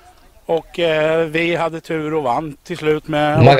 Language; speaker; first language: Swedish; native; Swedish